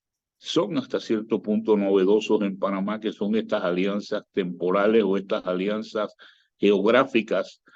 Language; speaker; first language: Spanish; native; Spanish